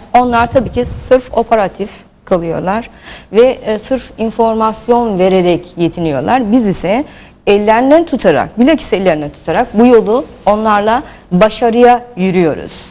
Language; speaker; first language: Turkish; early bilingual, heritage; Turkish